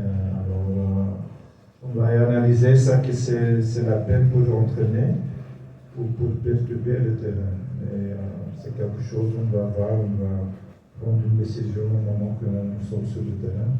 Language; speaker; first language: French; non-native, local second language; Dutch